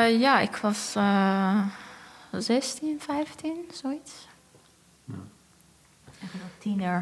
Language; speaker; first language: Dutch; non-native, fluent; Persian